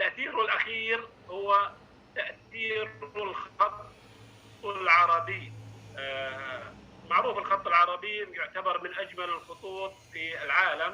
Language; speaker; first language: Arabic; non-native, fluent; Indonesian